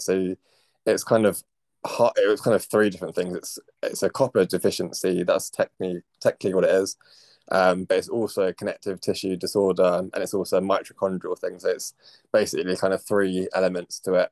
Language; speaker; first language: English; native; English